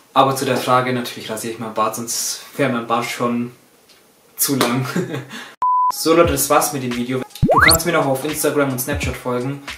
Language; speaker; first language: German; early bilingual, other home language; Turkish